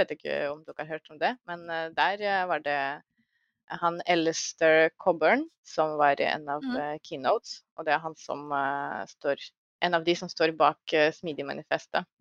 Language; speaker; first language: Norwegian; non-native, fluent; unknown